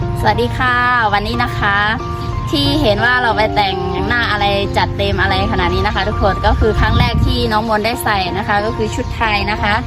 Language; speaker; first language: Thai; non-native, local second language; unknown